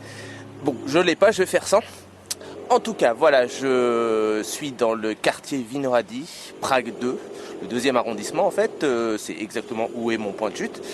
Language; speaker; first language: French; native; French